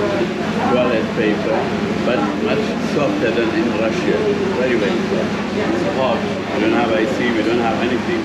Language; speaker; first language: English; non-native, learner; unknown